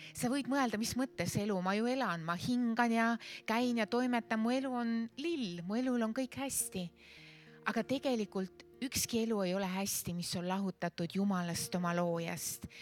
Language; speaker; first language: Estonian; native; Estonian